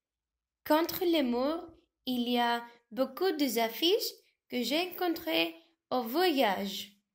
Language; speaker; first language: French; non-native, learner; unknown